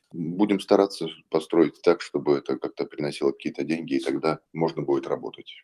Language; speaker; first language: Russian; non-native, local second language; Belarusian